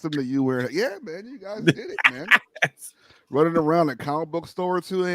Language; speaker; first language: English; native; English